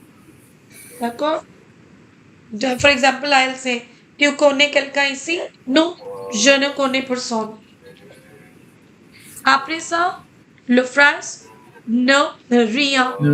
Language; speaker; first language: French; non-native, fluent; Hindi